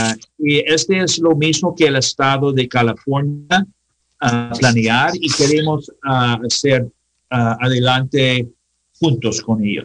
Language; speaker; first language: Spanish; non-native, learner; English